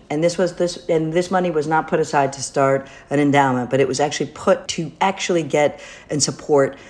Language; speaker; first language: English; native; English